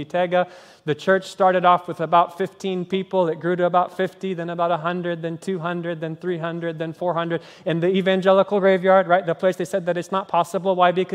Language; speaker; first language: English; native; English